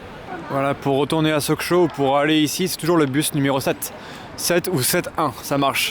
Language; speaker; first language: French; native; French